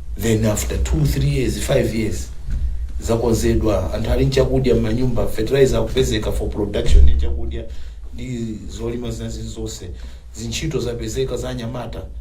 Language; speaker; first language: Nyanja; non-native, local second language; Tumbuka